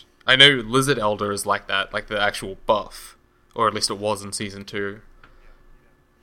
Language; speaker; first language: English; native; English